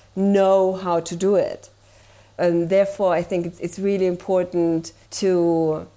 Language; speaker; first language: English; non-native, fluent; German